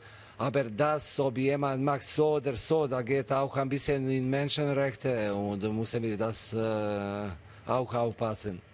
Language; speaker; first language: German; non-native, fluent; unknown